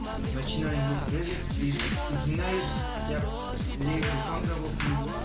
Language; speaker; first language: Russian; non-native, local second language; Tajik